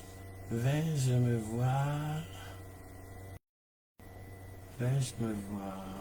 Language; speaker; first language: French; native; French